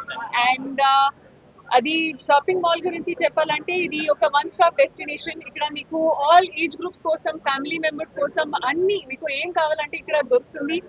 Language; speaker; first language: Telugu; non-native, local second language; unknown